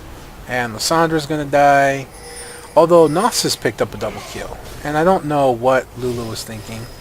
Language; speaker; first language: English; native; English